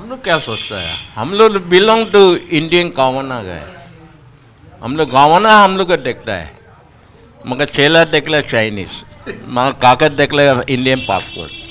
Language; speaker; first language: Hindi; non-native, local second language; Chinese